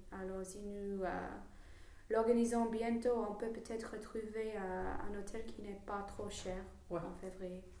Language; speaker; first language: French; non-native, learner; English